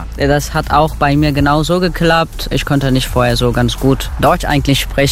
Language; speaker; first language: German; non-native, learner; Turkish